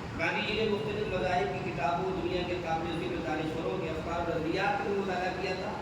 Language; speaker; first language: Urdu; native; Urdu